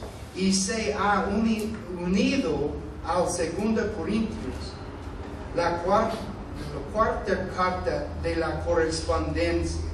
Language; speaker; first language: Spanish; non-native, fluent; English